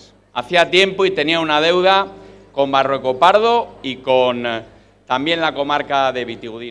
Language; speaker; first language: Spanish; native; Spanish